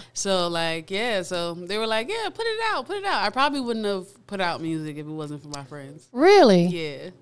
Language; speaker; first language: English; native; English